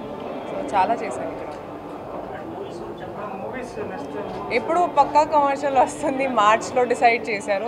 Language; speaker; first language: Telugu; non-native, fluent; Hindi